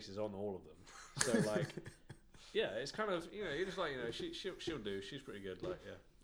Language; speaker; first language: English; native; English